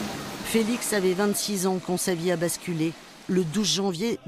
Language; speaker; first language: French; native; French